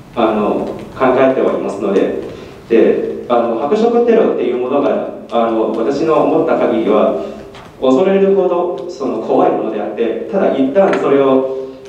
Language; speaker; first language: Japanese; non-native, fluent; Cantonese